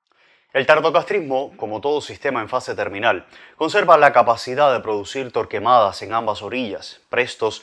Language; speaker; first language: Spanish; native; Spanish